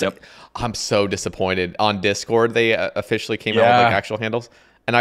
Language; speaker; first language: English; native; English